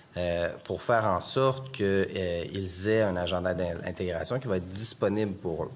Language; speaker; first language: French; native; French